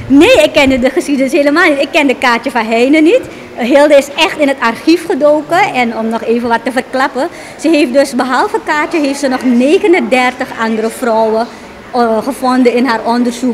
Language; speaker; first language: Dutch; native; Dutch